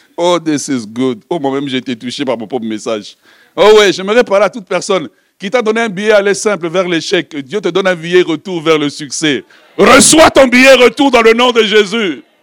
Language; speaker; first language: French; non-native, local second language; Lingala